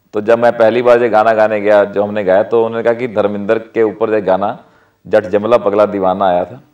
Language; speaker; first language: Hindi; non-native, local second language; Punjabi